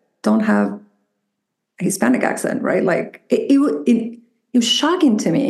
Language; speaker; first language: English; non-native, fluent; Spanish